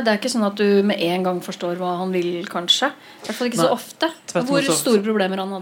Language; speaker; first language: Norwegian; native; Norwegian